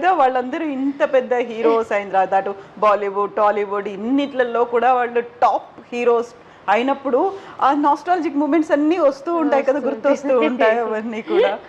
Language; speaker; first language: Telugu; native; Telugu